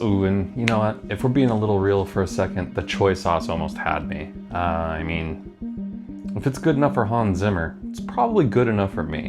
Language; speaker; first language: English; native; English